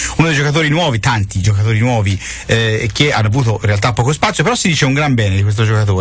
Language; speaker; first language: Italian; native; Italian